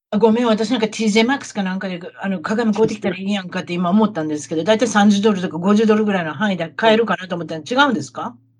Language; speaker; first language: Japanese; native; Japanese